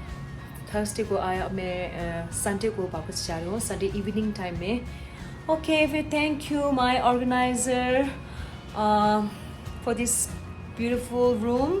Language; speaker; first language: Hindi; non-native, local second language; Tibetan